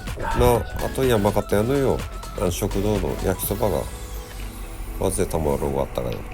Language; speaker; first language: Japanese; native; Japanese